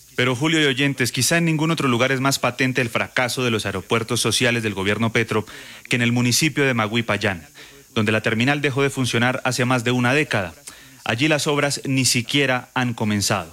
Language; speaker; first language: Spanish; native; Spanish